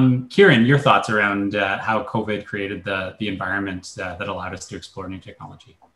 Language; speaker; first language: English; native; English